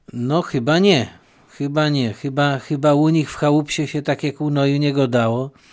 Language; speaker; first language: Polish; native; Polish